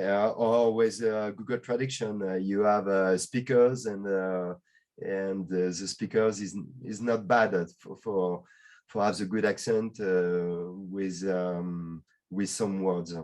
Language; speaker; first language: English; non-native, learner; French